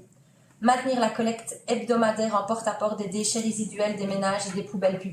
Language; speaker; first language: French; native; French